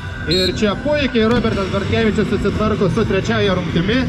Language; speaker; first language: Lithuanian; native; Lithuanian